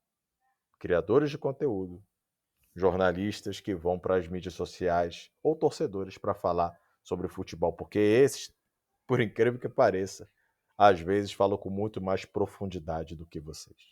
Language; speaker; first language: Portuguese; native; Portuguese